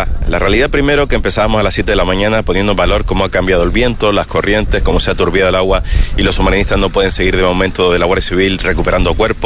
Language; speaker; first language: Spanish; native; Spanish